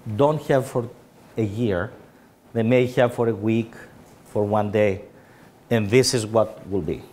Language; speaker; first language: English; non-native, fluent; Greek